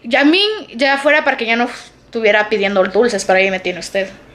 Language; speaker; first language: Spanish; early bilingual, heritage; Spanish